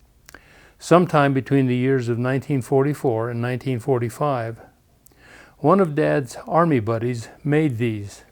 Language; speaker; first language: English; native; English